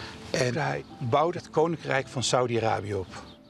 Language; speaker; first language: Dutch; native; Dutch